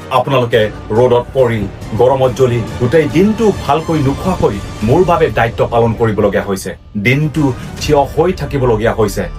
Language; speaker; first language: Assamese; non-native, local second language; Karbi